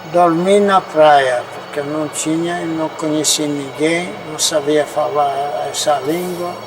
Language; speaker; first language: Portuguese; non-native, fluent; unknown